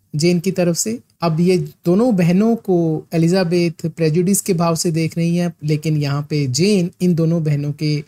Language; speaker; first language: Hindi; non-native, local second language; Punjabi